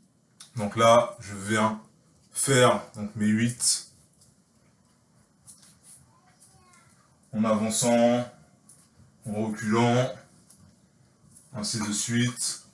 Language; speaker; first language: French; native; French